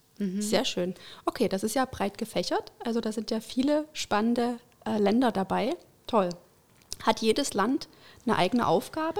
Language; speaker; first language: German; native; German